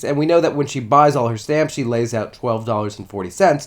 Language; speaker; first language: English; native; English